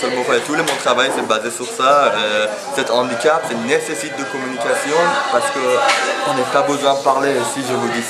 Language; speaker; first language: French; non-native, fluent; Persian